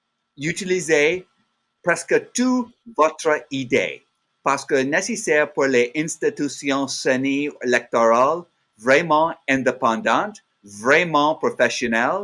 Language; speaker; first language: French; non-native, learner; English